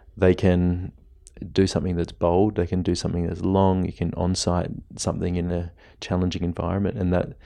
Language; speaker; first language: English; native; English